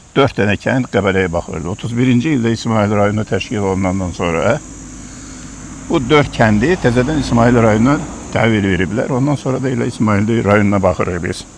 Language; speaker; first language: Azerbaijani; non-native, local second language; Lezghian